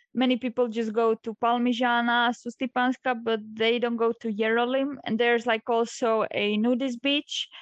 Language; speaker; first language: English; non-native, fluent; Croatian